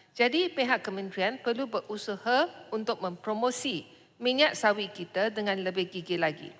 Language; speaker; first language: Malay; non-native, local second language; Chinese